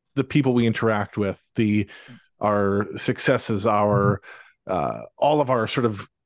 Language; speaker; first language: English; native; English